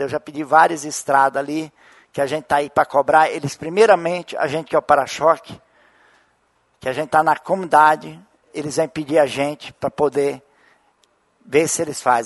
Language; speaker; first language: Portuguese; native; Portuguese